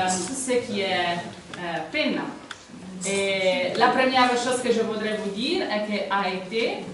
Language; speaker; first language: French; non-native, fluent; Italian